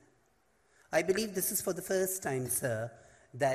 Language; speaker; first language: English; non-native, local second language; Hindi